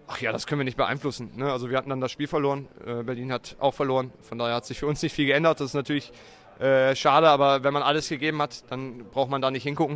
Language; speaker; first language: German; native; German